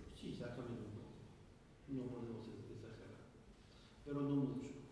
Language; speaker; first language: Spanish; non-native, fluent; French